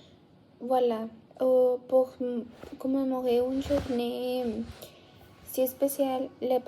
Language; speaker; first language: French; non-native, learner; Spanish